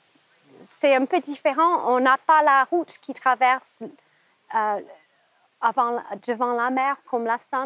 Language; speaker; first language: French; non-native, fluent; English